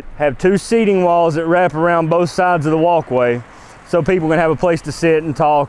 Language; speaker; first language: English; native; English